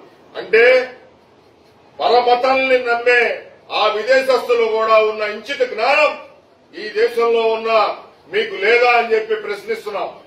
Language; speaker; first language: Telugu; native; Telugu